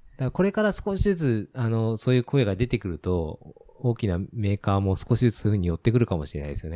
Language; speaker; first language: Japanese; native; Japanese